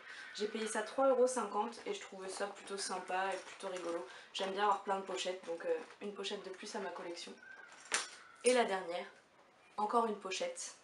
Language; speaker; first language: French; native; French